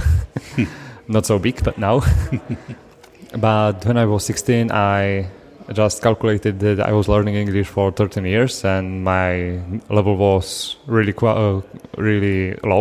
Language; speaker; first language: English; non-native, fluent; Slovak